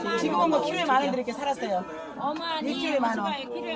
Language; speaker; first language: Korean; native; Korean